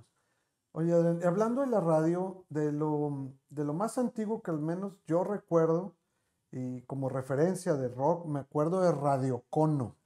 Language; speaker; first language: Spanish; native; Spanish